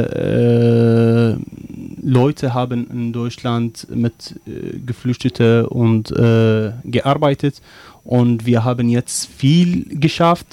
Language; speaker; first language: German; non-native, learner; Arabic